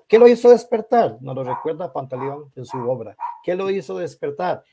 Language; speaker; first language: Spanish; native; Spanish